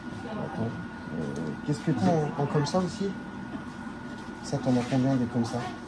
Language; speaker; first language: French; native; French